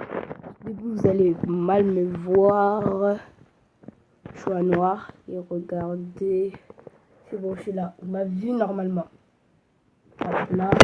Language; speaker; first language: French; native; French